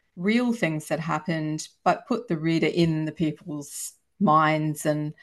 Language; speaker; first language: English; native; English